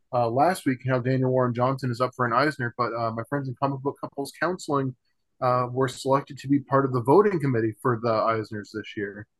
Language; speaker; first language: English; native; English